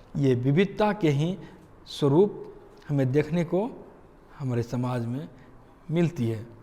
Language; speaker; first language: Hindi; native; Hindi